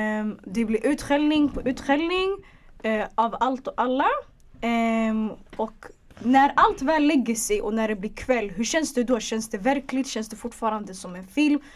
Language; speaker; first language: Swedish; early bilingual, other home language; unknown